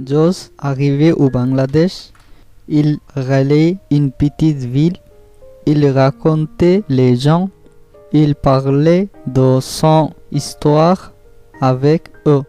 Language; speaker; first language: French; non-native, learner; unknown